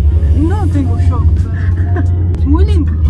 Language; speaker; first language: Spanish; non-native, fluent; Estonian